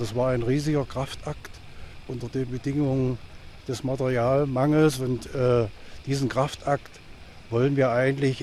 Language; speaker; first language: German; native; German